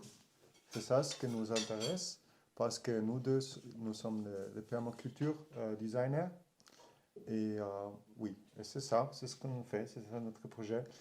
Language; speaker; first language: French; non-native, learner; German